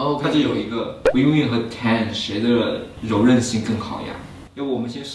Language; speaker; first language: Chinese; native; Chinese